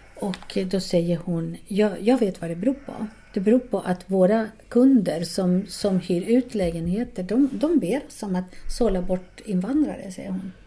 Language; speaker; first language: Swedish; non-native, fluent; Spanish